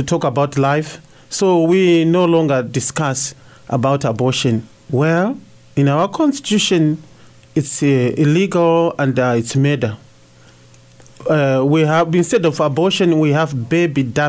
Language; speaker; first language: English; non-native, local second language; Shona